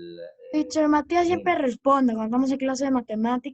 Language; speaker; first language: Spanish; native; Spanish